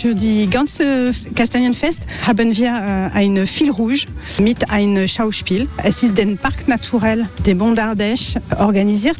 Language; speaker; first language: German; non-native, learner; French